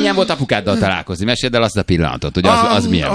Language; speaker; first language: Hungarian; native; Hungarian